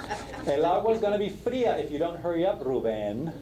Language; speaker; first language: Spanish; non-native, fluent; English